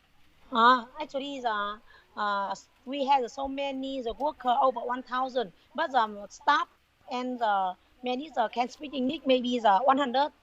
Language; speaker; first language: English; non-native, learner; Vietnamese